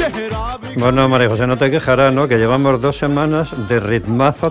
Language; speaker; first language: Spanish; native; Spanish